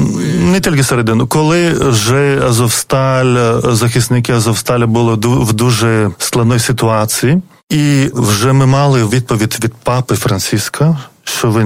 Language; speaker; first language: Ukrainian; non-native, fluent; Lithuanian